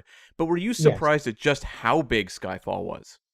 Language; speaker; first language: English; native; English